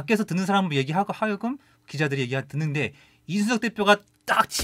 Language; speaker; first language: Korean; native; Korean